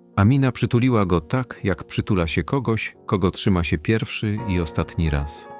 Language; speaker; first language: Polish; non-native, fluent; Kurdish